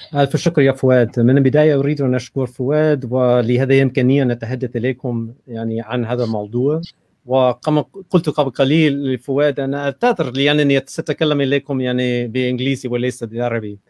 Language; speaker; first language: Arabic; non-native, learner; English